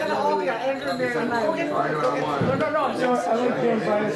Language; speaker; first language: English; native; English